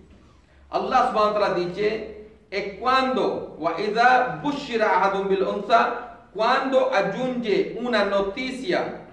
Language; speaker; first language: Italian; non-native, fluent; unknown